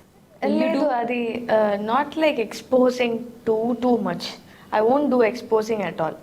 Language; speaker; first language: Telugu; non-native, learner; Tamil